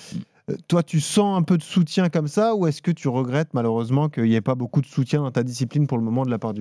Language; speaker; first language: French; native; French